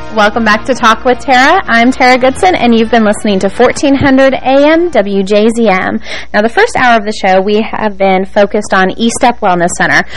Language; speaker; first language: English; native; English